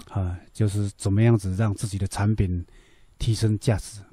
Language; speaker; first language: Chinese; native; Chinese